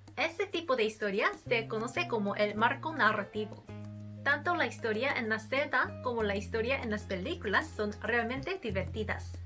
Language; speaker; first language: Spanish; non-native, learner; Korean